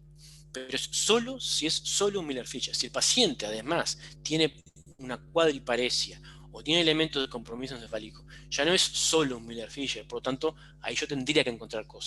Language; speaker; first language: Spanish; native; Spanish